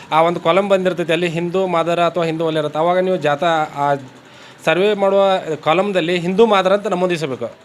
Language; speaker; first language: Kannada; native; Kannada